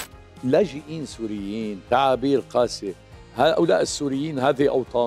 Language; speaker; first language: Arabic; native; Arabic